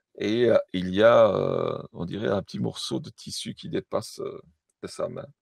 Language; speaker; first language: French; native; French